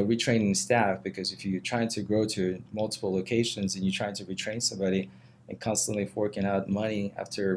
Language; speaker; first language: English; non-native, fluent; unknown